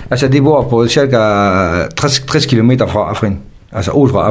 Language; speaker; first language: Danish; non-native, fluent; Kurdish